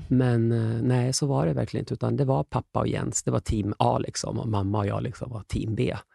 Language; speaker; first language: Swedish; native; Swedish